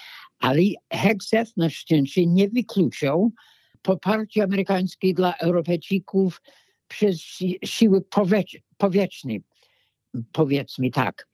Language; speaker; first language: Polish; non-native, fluent; English